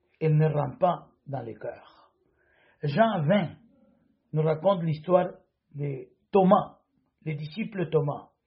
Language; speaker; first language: French; non-native, fluent; Spanish